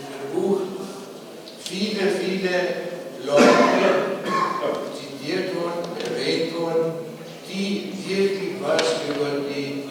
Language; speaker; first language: German; non-native, fluent; Slovenian